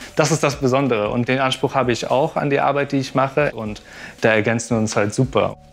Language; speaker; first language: German; native; German